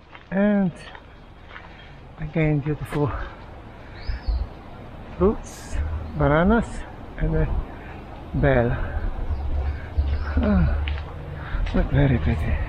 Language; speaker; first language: English; non-native, fluent; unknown